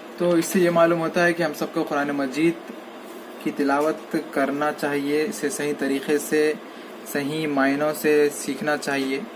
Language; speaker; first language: Urdu; native; Urdu